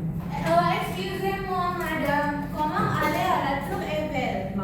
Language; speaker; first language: French; non-native, learner; Indonesian